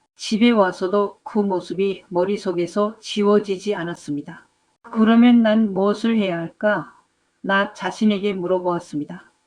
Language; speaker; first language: Korean; native; Korean